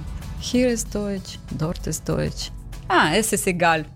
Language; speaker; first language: German; non-native, learner; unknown